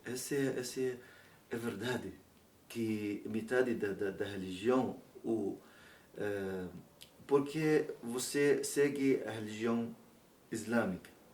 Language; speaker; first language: Portuguese; non-native, learner; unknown